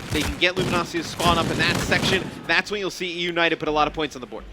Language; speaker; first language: English; native; English